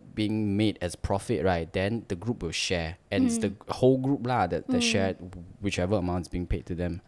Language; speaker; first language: English; non-native, local second language; Chinese